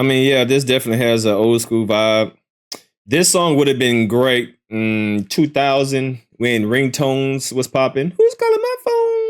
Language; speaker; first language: English; native; English